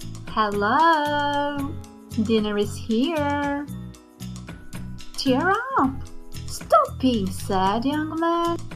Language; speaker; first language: English; non-native, learner; Spanish